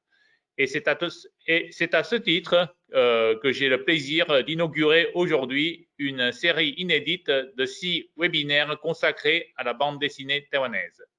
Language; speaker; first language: French; non-native, fluent; Chinese